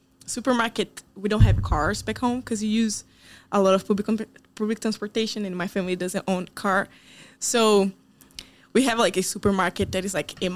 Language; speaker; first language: English; non-native, fluent; Portuguese